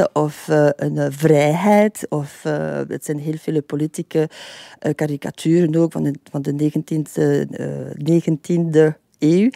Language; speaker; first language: Dutch; non-native, fluent; French